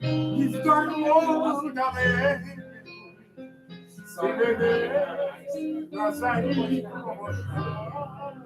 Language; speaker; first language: Russian; native; Russian